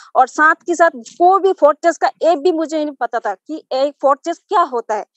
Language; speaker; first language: Hindi; non-native, local second language; Bangla